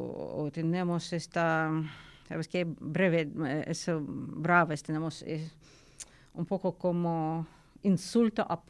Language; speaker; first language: Spanish; non-native, learner; Ukrainian